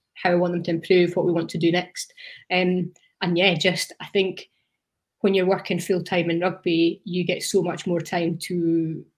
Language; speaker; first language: English; native; English